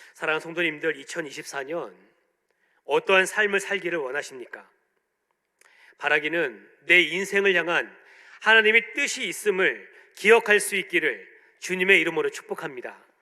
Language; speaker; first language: Korean; native; Korean